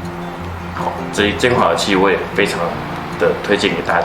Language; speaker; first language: Chinese; native; Chinese